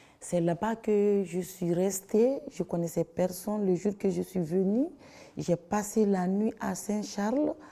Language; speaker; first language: French; non-native, local second language; Fula